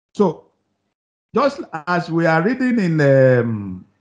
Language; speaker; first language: English; non-native, local second language; Yoruba